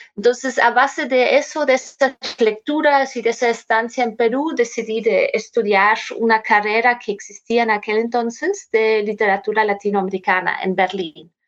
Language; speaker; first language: Spanish; non-native, fluent; German